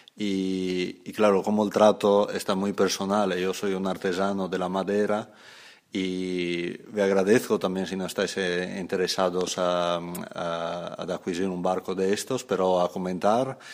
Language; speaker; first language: Spanish; non-native, fluent; Italian